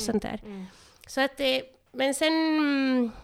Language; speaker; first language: Swedish; non-native, fluent; Spanish